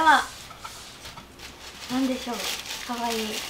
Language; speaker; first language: Japanese; native; Japanese